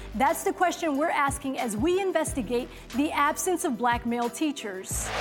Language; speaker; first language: English; non-native, fluent; Somali